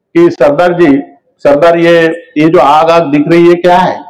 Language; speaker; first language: Hindi; non-native, local second language; Marathi